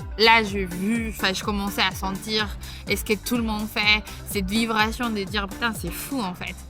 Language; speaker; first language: French; non-native, fluent; Spanish